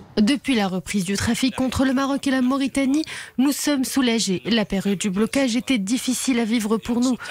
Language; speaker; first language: French; non-native, local second language; Arabic